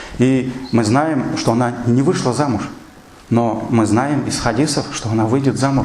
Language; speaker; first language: Russian; non-native, local second language; Tatar